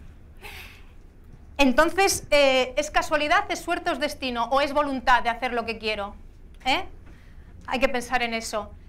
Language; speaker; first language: Spanish; native; Spanish